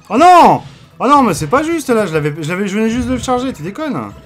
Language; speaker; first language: French; native; French